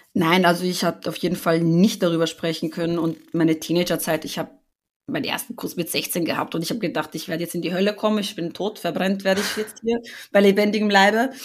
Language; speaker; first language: German; early bilingual, other home language; Albanian